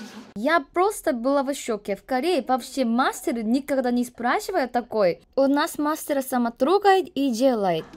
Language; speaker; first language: Russian; non-native, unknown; Korean